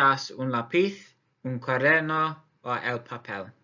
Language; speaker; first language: Spanish; non-native, learner; English